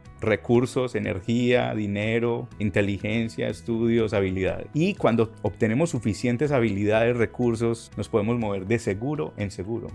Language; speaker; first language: Spanish; native; Spanish